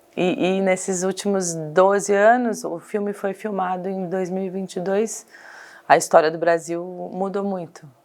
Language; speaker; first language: Portuguese; native; Portuguese